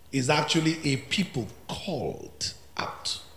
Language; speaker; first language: English; non-native, local second language; Yoruba